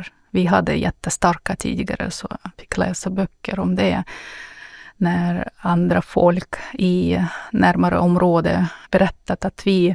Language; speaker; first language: Swedish; non-native, learner; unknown